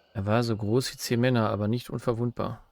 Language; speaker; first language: German; native; German